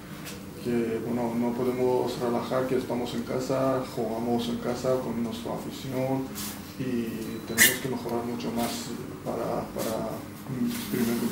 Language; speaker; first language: Spanish; non-native, fluent; Persian